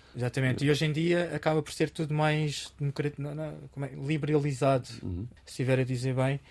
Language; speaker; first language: Portuguese; early bilingual, other home language; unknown